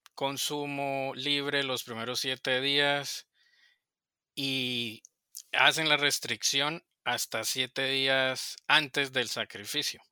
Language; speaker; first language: Spanish; native; Spanish